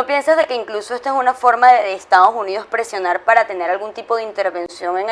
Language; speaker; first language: Spanish; native; Spanish